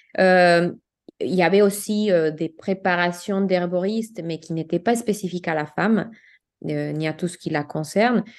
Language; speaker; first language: French; non-native, fluent; Spanish